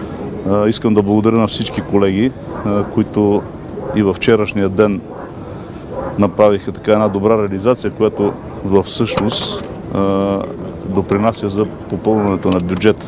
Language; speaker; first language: Bulgarian; native; Bulgarian